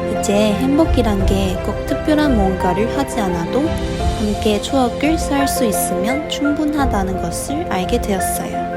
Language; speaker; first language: Korean; non-native, fluent; Chinese